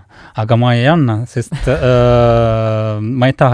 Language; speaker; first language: Estonian; non-native, local second language; Russian